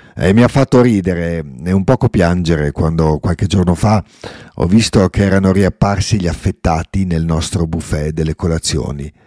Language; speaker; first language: Italian; non-native, local second language; Ladin